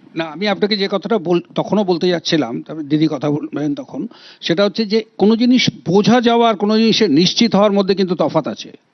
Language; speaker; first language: Bangla; native; Bangla